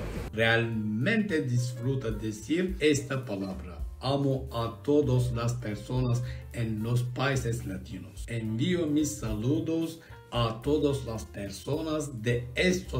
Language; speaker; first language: Spanish; non-native, learner; Turkish